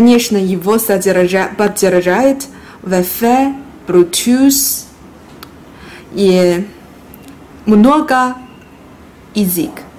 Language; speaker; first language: Russian; non-native, learner; Chinese